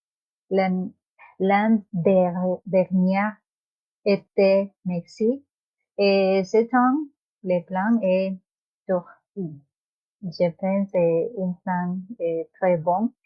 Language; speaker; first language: French; non-native, learner; Spanish